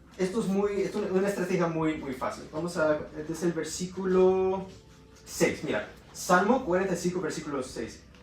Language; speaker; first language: Spanish; early bilingual, heritage; Spanish